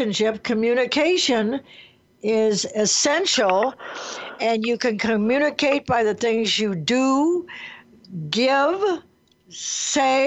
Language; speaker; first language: English; native; English